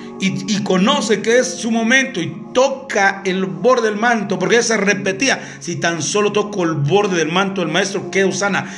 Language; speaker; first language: Spanish; native; Spanish